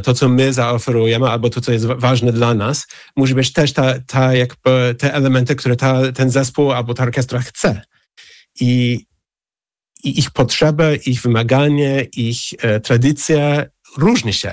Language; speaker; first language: Polish; non-native, fluent; English